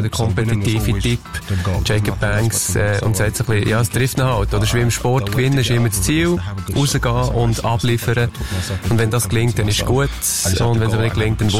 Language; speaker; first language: German; native; German